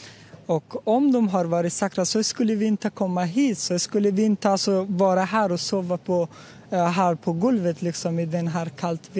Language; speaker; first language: Swedish; non-native, learner; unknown